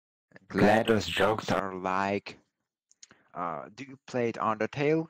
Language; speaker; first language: English; non-native, learner; German